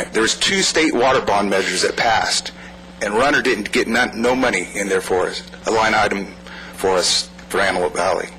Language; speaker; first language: English; native; English